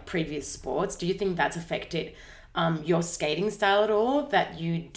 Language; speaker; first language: English; non-native, fluent; Spanish